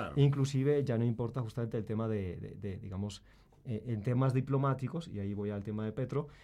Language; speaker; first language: Spanish; native; Spanish